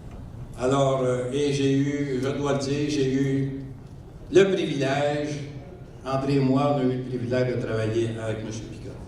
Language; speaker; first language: French; native; French